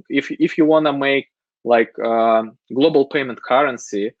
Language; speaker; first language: English; non-native, fluent; Russian